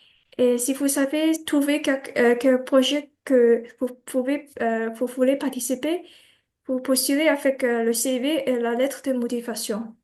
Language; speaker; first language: French; non-native, learner; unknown